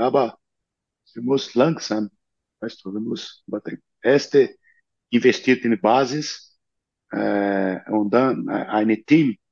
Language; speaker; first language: German; non-native, learner; Portuguese